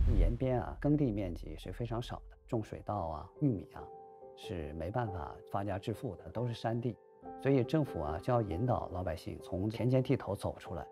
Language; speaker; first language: Chinese; native; Chinese